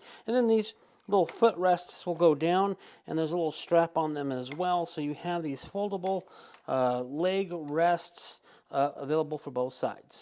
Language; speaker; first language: English; native; English